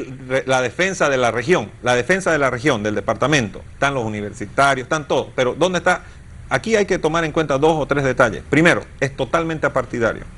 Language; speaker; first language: Spanish; native; Spanish